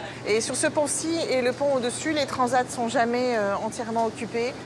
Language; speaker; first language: French; native; French